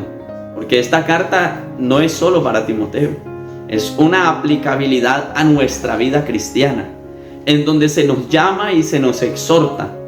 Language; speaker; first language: Spanish; native; Spanish